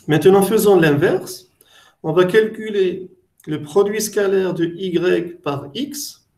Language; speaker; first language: French; non-native, local second language; Arabic